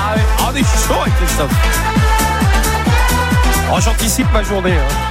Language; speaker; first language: French; native; French